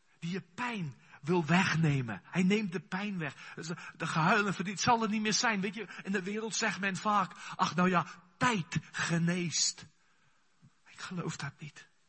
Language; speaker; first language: Dutch; non-native, fluent; Afrikaans